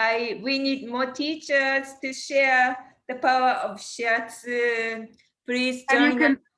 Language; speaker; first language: English; non-native, learner; Japanese